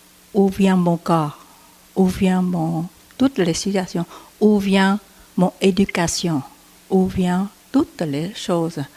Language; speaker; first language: French; non-native, learner; Vietnamese